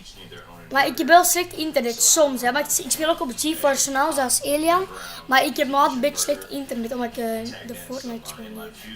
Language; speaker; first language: Dutch; native; Dutch